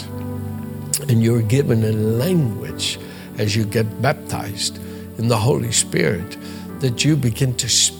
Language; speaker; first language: English; non-native, fluent; Dutch